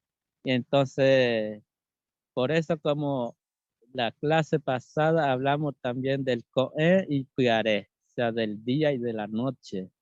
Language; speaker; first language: Spanish; non-native, local second language; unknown